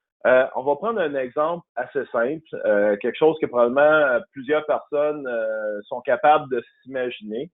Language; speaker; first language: French; native; French